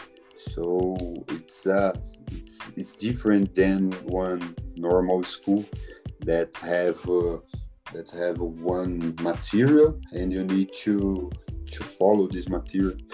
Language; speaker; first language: English; non-native, learner; Portuguese